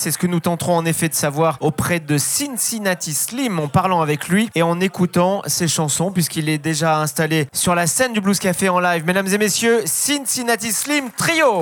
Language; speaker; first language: French; native; French